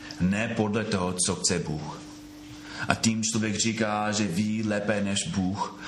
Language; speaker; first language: Czech; non-native, fluent; English